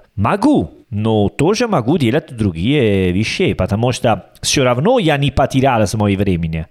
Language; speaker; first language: Russian; non-native, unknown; Italian